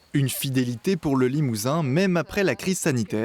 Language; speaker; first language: French; native; French